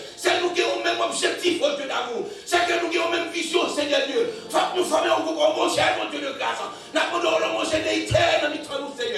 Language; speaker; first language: French; non-native, local second language; Haitian Creole